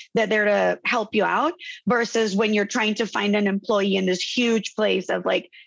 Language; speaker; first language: English; non-native, fluent; Spanish